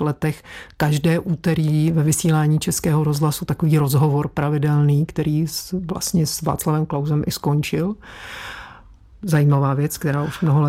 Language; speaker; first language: Czech; native; Czech